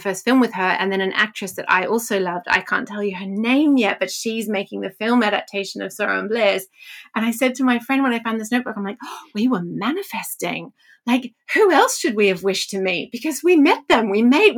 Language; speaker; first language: English; native; English